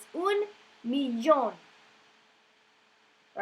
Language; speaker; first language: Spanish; non-native, fluent; English